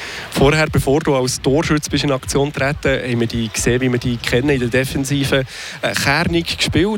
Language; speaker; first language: German; native; German